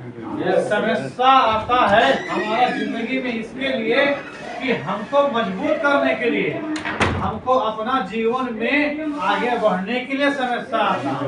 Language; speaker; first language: Hindi; non-native, learner; Nepali